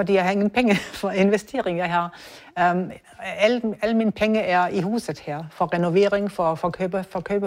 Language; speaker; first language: Danish; non-native, learner; German